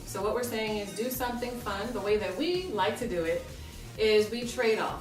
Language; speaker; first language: English; native; English